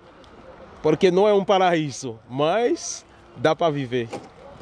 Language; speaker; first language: Portuguese; non-native, learner; Haitian Creole